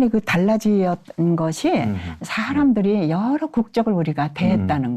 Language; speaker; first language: Korean; native; Korean